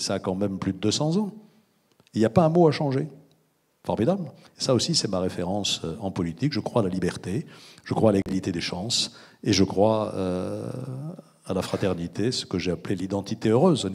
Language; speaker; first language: French; native; French